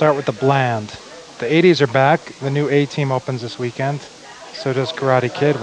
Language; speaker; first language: English; native; English